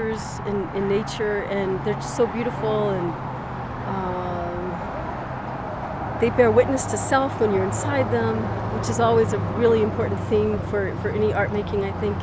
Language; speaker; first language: English; native; English